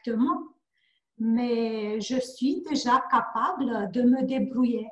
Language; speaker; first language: French; non-native, learner; Hungarian